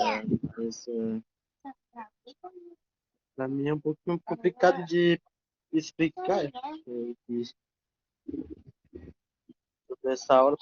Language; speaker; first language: Portuguese; non-native, local second language; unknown